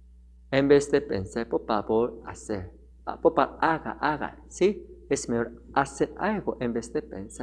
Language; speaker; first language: Spanish; non-native, learner; Korean